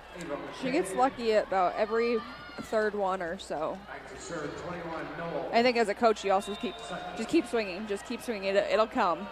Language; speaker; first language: English; native; English